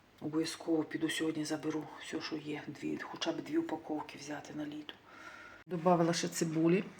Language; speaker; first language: Ukrainian; native; Ukrainian